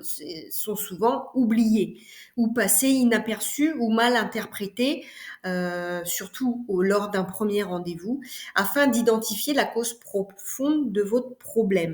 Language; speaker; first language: French; native; French